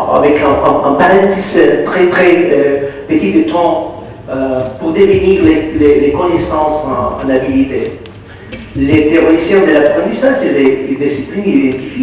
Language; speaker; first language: French; non-native, fluent; Catalan